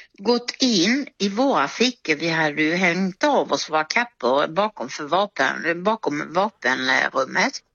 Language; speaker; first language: Swedish; native; Swedish